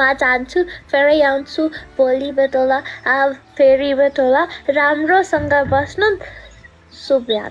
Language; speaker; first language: Nepali; non-native, learner; Hindi